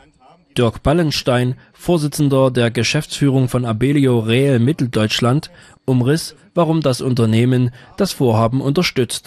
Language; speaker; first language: German; native; German